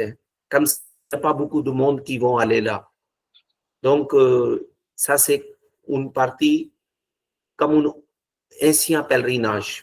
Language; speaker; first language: French; non-native, fluent; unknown